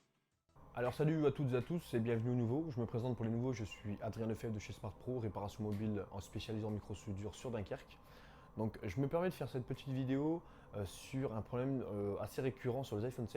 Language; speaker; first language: French; native; French